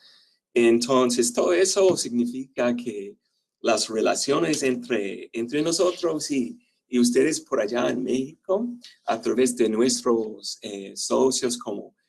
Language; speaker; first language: Spanish; non-native, fluent; English